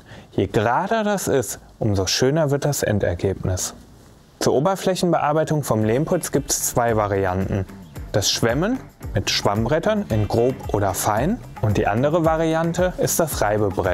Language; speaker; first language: German; native; German